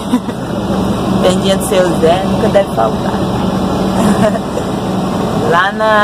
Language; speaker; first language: Portuguese; native; Portuguese